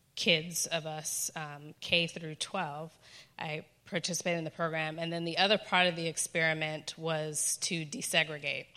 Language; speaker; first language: English; native; English